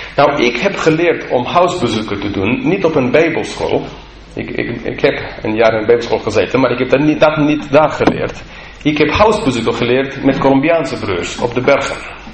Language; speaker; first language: Dutch; non-native, fluent; English